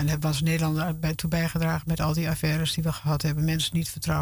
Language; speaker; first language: Dutch; native; Dutch